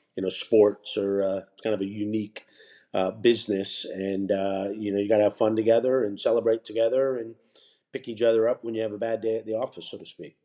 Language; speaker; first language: English; native; English